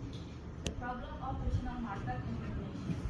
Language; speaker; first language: English; non-native, fluent; Indonesian